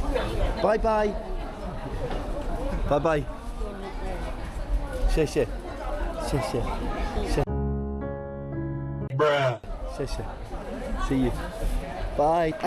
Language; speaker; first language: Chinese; non-native, learner; English